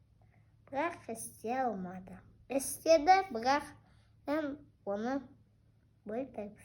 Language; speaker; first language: Kazakh; non-native, local second language; Russian